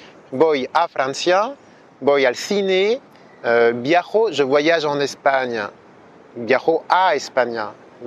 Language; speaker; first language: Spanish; non-native, fluent; French